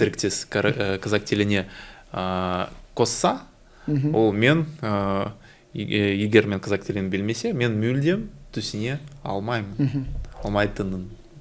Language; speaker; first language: Kazakh; non-native, learner; Russian